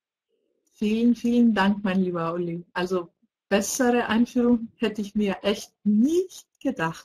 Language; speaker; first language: German; non-native, fluent; Greek